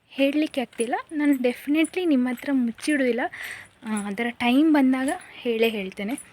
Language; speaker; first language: Kannada; native; Kannada